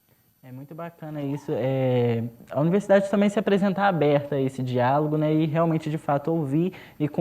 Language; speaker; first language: Portuguese; native; Portuguese